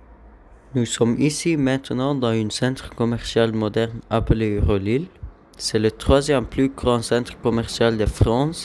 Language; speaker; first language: French; non-native, local second language; Dutch